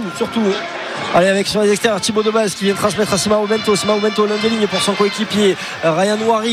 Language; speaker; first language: French; native; French